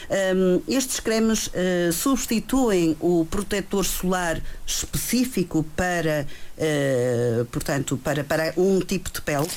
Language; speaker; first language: Portuguese; native; Portuguese